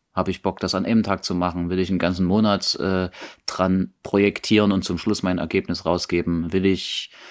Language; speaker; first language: German; native; German